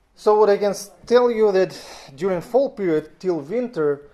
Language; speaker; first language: English; non-native, fluent; Russian